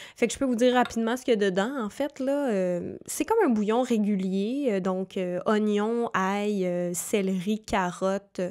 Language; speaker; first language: French; native; French